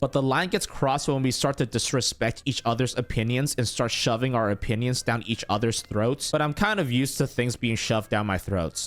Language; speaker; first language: English; native; English